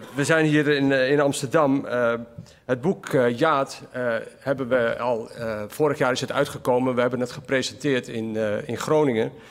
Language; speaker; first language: Dutch; native; Dutch